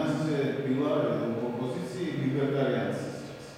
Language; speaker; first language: Russian; non-native, learner; Bulgarian